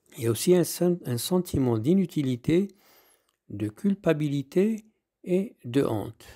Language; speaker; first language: French; non-native, local second language; Arabic